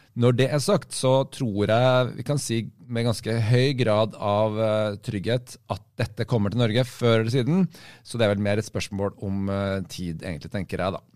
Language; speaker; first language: Norwegian; native; Norwegian